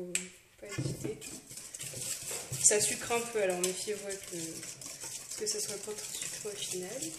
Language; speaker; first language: French; native; French